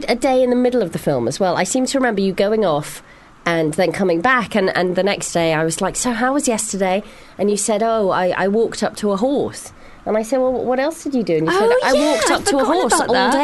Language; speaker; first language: English; native; English